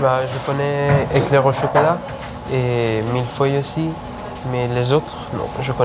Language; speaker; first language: French; non-native, learner; Persian